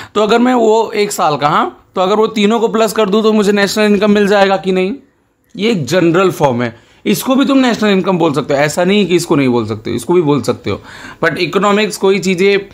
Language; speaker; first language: Hindi; non-native, local second language; Gujarati